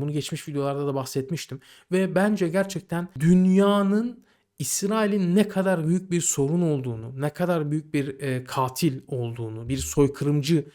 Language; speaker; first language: Turkish; native; Turkish